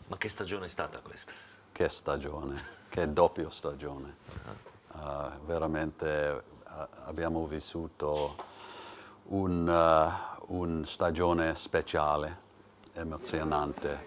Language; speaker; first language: Italian; non-native, learner; English